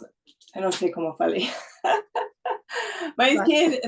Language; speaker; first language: Portuguese; non-native, learner; English